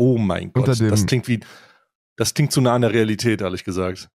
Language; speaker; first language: German; native; German